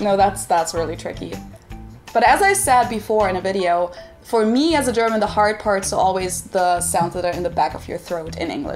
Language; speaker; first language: English; non-native, fluent; German